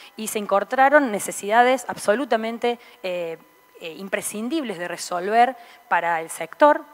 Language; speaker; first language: Spanish; native; Spanish